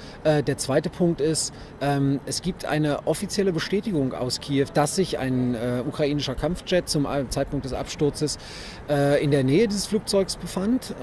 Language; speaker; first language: German; native; German